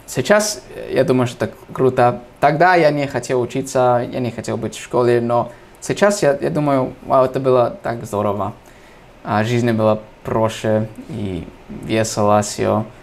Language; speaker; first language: Russian; non-native, fluent; English